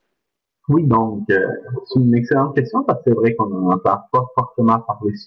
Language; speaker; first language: French; native; French